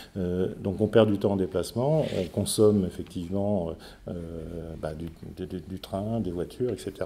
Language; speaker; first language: French; native; French